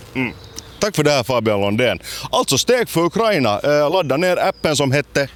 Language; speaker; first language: Swedish; native; Swedish